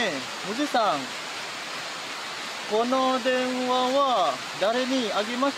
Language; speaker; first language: Japanese; non-native, learner; Malay